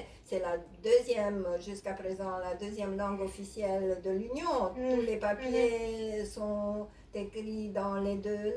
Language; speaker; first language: French; non-native, fluent; Romanian